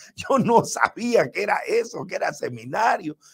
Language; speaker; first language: Spanish; native; Spanish